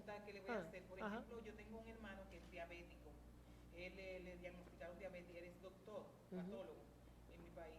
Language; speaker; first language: Spanish; native; Spanish